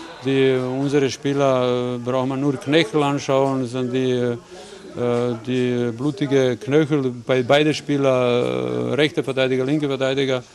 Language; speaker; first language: German; non-native, learner; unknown